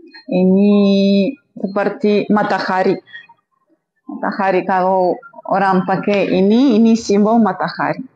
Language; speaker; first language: Indonesian; non-native, fluent; Russian